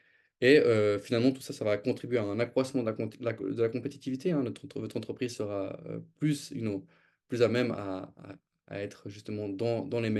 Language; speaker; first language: French; native; French